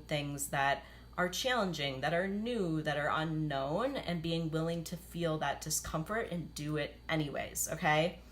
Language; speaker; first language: English; native; English